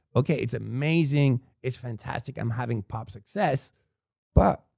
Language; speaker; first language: English; non-native, fluent; French